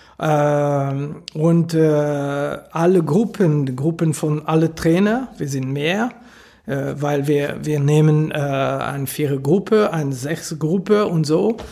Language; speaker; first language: German; non-native, local second language; French